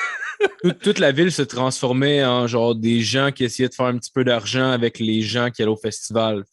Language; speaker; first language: French; native; French